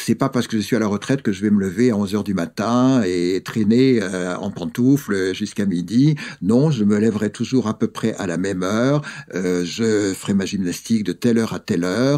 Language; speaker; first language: French; native; French